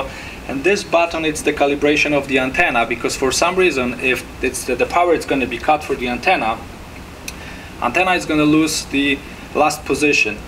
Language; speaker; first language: English; non-native, fluent; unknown